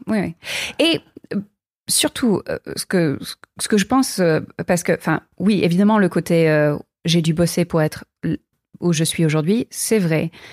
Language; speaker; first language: French; non-native, fluent; English